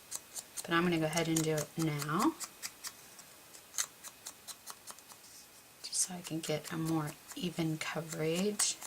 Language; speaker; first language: English; native; English